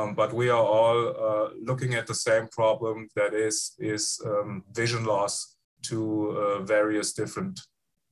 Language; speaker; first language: English; non-native, fluent; German